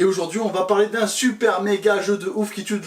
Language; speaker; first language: French; native; French